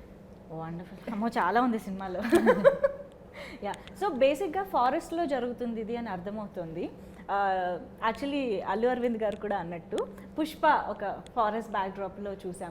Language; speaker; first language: Telugu; native; Telugu